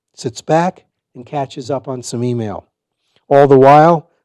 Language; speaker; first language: English; native; English